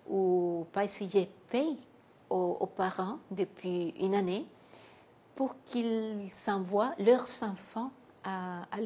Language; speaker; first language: French; non-native, fluent; Spanish